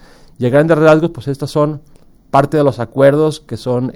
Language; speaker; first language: Spanish; native; Spanish